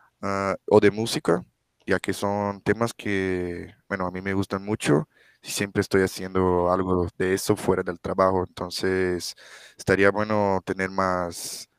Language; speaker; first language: Spanish; non-native, fluent; Portuguese